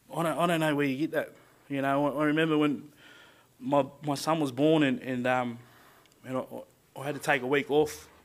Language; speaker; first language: English; native; English